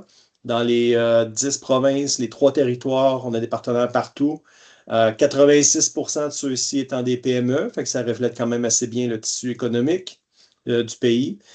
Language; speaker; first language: French; native; French